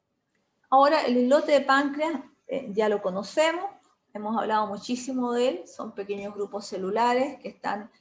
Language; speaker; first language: Spanish; native; Spanish